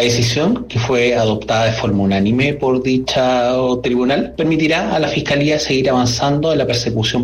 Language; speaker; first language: Spanish; native; Spanish